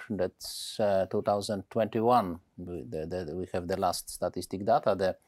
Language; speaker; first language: English; non-native, learner; Polish